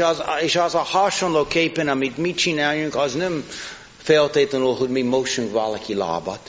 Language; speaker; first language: Hungarian; non-native, fluent; English